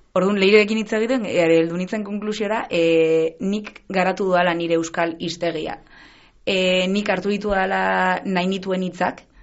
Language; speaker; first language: Basque; non-native, local second language; Spanish